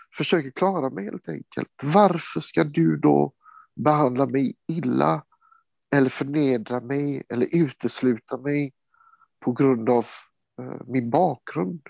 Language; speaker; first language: Swedish; early bilingual, other home language; Romany